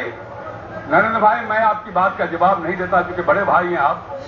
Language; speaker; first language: Hindi; native; Hindi